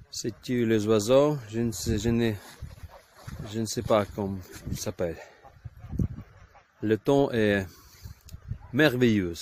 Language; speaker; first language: French; non-native, learner; Ukrainian